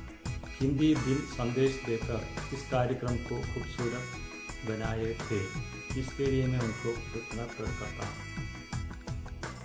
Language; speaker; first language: Hindi; non-native, local second language; Malayalam